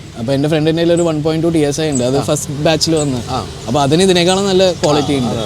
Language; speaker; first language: Malayalam; early bilingual, heritage; Malayalam